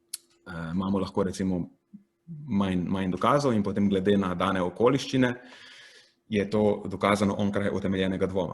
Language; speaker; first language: Slovenian; native; Slovenian